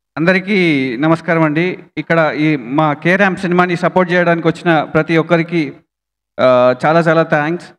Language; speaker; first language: Telugu; native; Telugu